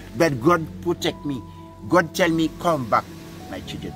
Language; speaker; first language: English; non-native, learner; French